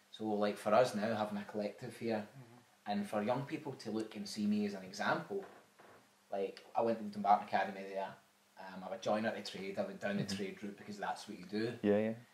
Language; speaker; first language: English; native; English